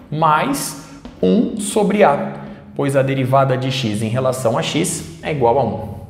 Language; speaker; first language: Portuguese; native; Portuguese